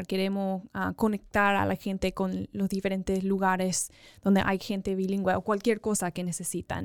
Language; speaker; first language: Spanish; early bilingual, other home language; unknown